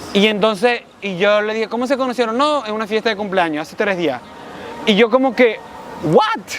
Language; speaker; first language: Spanish; native; Spanish